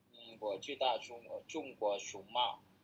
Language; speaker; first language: Chinese; non-native, learner; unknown